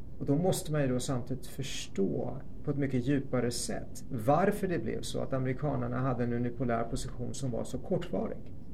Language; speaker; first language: Swedish; early bilingual, other home language; Persian